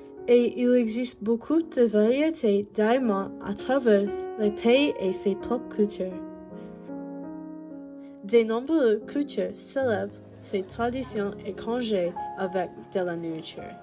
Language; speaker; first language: French; non-native, learner; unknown